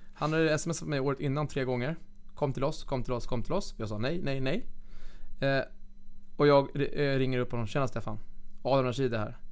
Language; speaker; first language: Swedish; native; Swedish